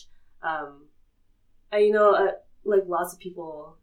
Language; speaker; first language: English; early bilingual, other home language; Chinese